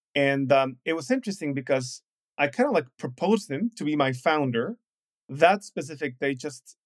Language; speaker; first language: English; non-native, fluent; Spanish